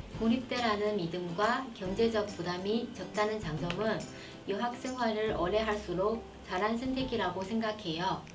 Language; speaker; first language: Korean; non-native, fluent; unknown